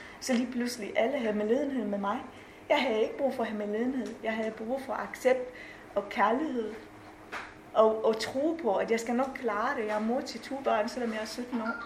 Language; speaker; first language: Danish; non-native, fluent; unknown